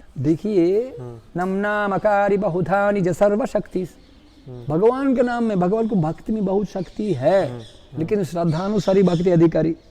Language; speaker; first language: Hindi; non-native, fluent; Russian